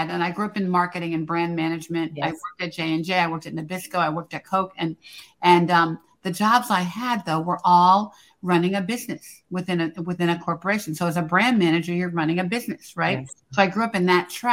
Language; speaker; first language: English; native; English